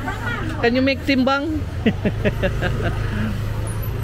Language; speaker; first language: English; non-native, local second language; Cebuano